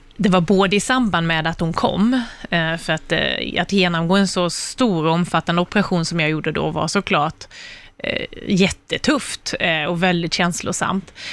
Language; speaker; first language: Swedish; native; Swedish